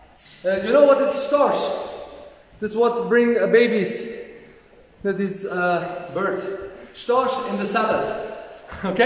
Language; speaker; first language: English; non-native, learner; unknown